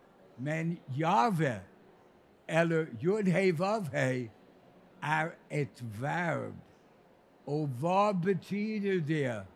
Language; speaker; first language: Swedish; non-native, fluent; English